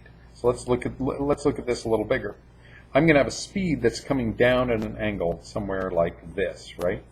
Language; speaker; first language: English; native; English